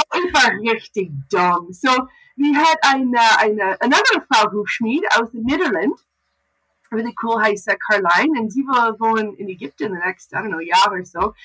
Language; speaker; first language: German; non-native, learner; English